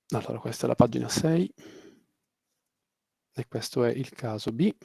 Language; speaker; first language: Italian; native; Italian